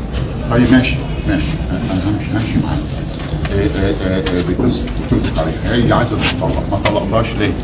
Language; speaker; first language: Arabic; native; Arabic